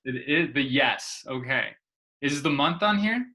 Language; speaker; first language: English; native; English